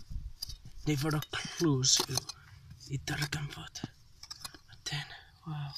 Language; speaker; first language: Welsh; non-native, learner; English